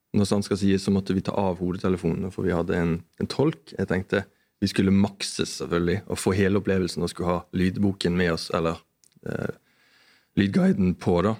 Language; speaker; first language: Norwegian; native; Norwegian